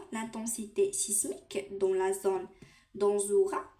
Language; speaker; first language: French; non-native, local second language; Arabic